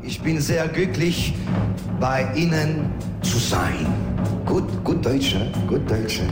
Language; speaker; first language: German; non-native, learner; French